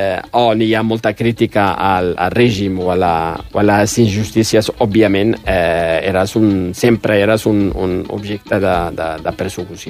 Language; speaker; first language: Catalan; early bilingual, other home language; Riffian